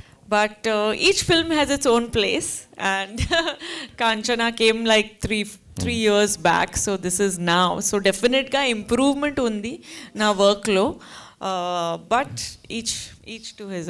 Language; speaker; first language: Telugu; non-native, learner; Hindi